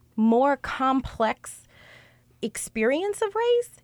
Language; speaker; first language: English; native; English